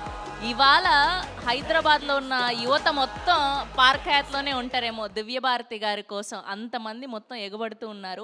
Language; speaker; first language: Telugu; native; Telugu